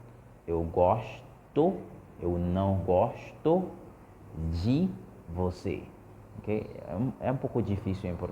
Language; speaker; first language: Portuguese; non-native, learner; Haitian Creole